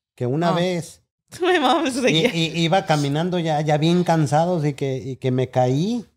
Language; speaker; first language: Spanish; native; Spanish